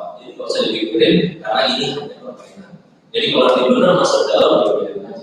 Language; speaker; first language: Indonesian; native; Indonesian